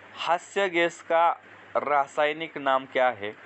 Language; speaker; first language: Hindi; non-native, local second language; Marathi